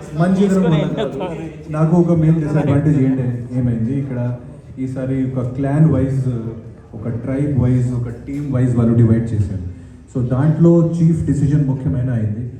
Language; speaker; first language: Telugu; non-native, fluent; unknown